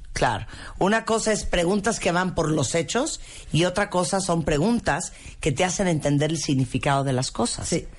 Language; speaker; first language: Spanish; native; Spanish